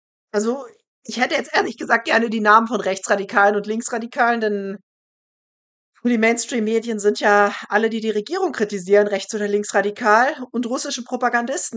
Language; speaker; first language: German; native; German